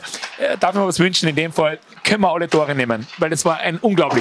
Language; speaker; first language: German; native; German